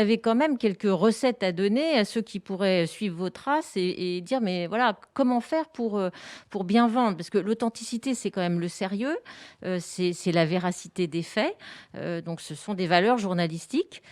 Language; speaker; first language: French; native; French